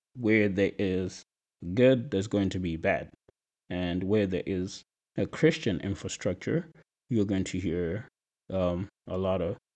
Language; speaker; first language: English; non-native, local second language; Shona